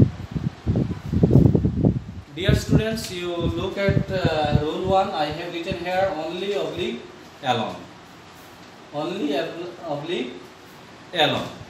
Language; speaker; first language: English; non-native, local second language; Bangla